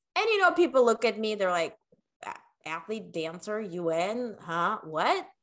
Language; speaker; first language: English; non-native, fluent; Ukrainian